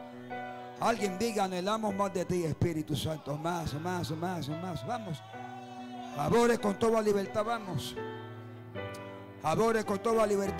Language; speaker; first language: Spanish; native; Spanish